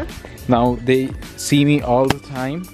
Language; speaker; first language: English; non-native, local second language; Hindi